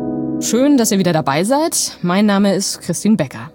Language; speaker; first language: German; native; German